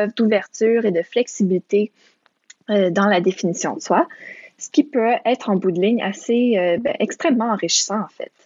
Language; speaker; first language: French; early bilingual, other home language; Romanian